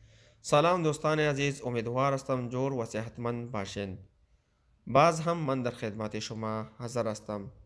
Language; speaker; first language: Persian; non-native, local second language; Pashto